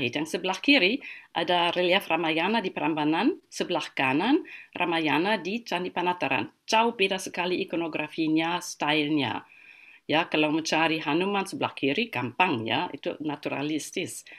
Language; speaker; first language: Indonesian; non-native, fluent; German